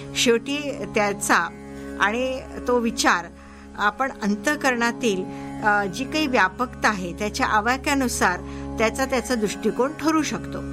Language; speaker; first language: Marathi; native; Marathi